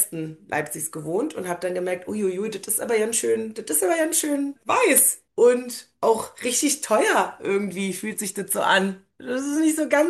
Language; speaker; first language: German; native; German